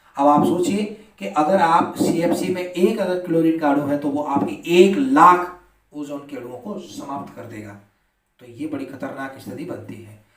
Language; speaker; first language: Hindi; native; Hindi